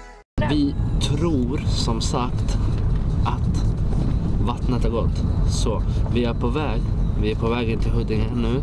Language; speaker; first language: Swedish; native; Swedish